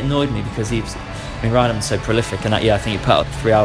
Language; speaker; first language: English; native; English